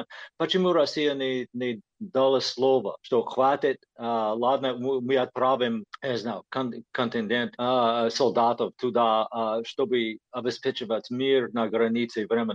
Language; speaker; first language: Russian; non-native, fluent; English